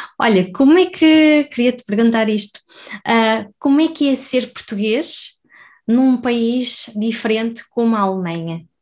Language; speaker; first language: Portuguese; native; Portuguese